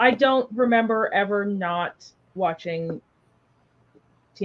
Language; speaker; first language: English; native; English